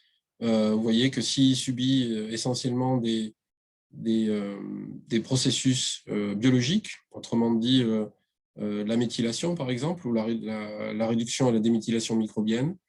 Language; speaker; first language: French; native; French